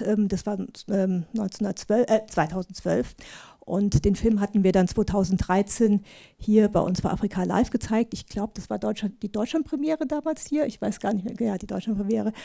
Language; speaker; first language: German; native; German